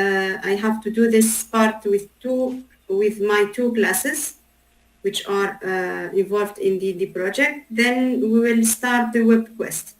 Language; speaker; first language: English; non-native, learner; Arabic